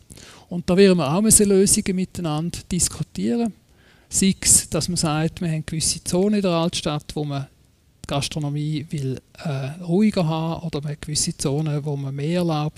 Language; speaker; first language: German; native; German